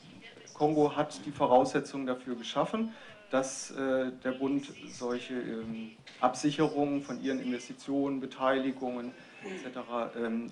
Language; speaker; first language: German; native; German